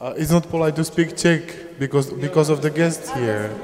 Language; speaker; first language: English; non-native, fluent; Czech